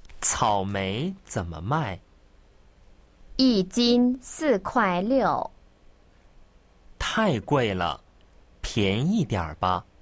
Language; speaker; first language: Chinese; non-native, fluent; Korean